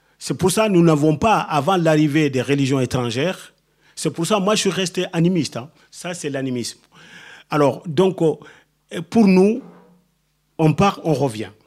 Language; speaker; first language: French; non-native, local second language; Soninke